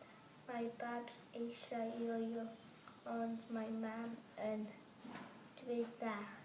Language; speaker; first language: Welsh; non-native, local second language; English